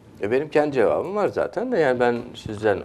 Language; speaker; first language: Turkish; native; Turkish